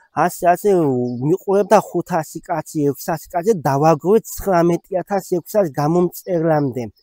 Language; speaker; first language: Georgian; non-native, local second language; Mingrelian